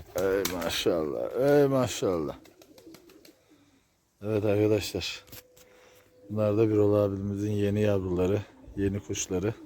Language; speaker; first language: Turkish; native; Turkish